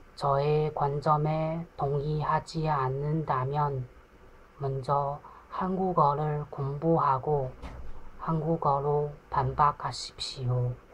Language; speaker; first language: Korean; non-native, fluent; Chinese